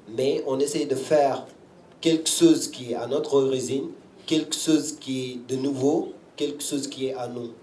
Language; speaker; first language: French; non-native, local second language; Wolof